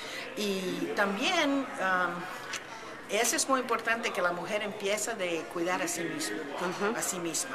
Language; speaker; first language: Spanish; early bilingual, heritage; Spanish